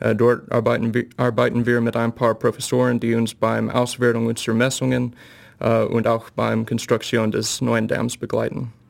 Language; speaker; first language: German; non-native, fluent; English